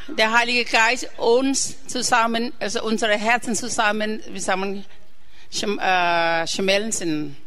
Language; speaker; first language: German; non-native, learner; Thai